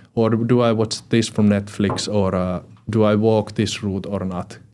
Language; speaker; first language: English; non-native, fluent; Finnish